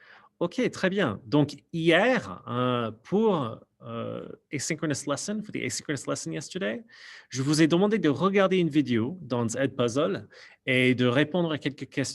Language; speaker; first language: French; non-native, fluent; English